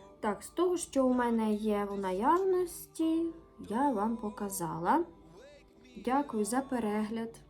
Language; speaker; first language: Ukrainian; native; Ukrainian